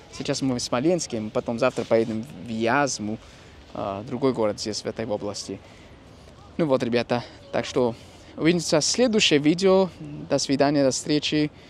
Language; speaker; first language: Russian; non-native, fluent; English